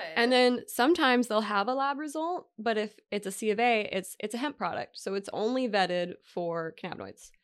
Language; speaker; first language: English; native; English